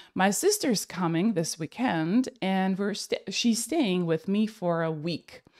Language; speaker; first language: English; non-native, fluent; Slovak